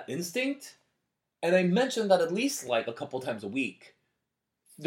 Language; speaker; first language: English; early bilingual, other home language; Korean